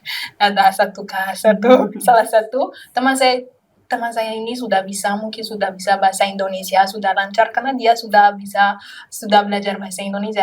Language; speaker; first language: Indonesian; non-native, learner; Malagasy